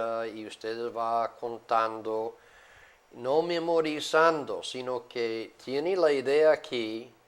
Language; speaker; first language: Spanish; non-native, fluent; English